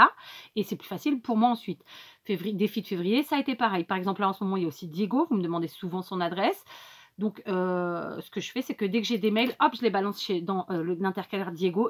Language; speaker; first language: French; native; French